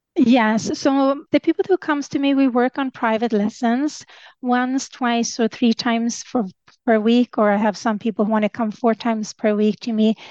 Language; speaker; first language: English; non-native, fluent; Swedish